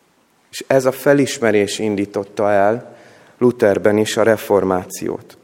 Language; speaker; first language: Hungarian; native; Hungarian